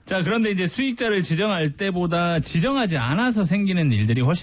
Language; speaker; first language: Korean; native; Korean